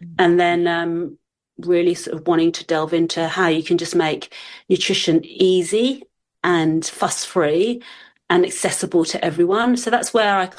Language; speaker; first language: English; native; English